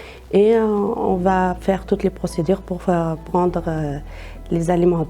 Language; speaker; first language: French; non-native, learner; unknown